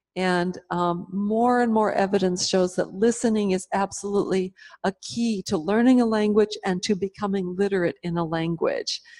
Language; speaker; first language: English; native; English